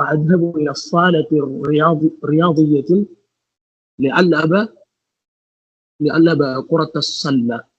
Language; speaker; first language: Arabic; non-native, learner; Tamil